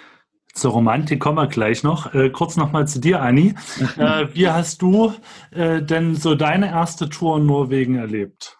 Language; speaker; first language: German; native; German